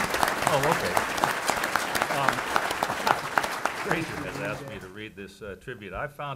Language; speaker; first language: English; native; English